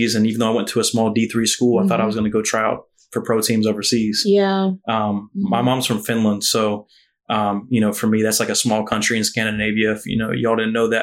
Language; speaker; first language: English; native; English